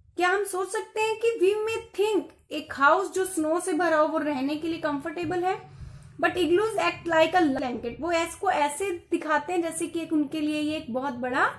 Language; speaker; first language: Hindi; non-native, local second language; Gujarati